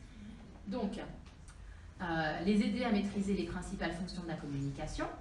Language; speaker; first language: French; native; French